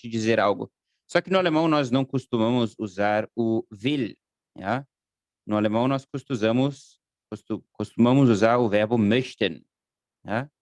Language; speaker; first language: Portuguese; non-native, fluent; German